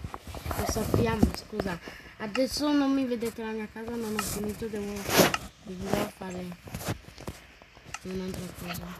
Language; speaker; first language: Italian; early bilingual, other home language; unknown